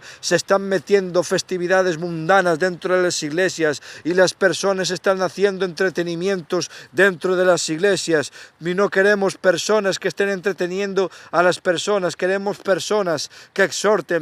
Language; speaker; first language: Spanish; native; Spanish